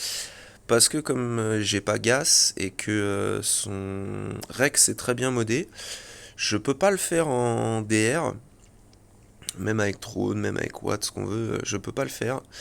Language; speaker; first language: French; native; French